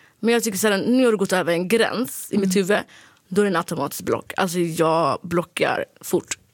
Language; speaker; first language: Swedish; early bilingual, other home language; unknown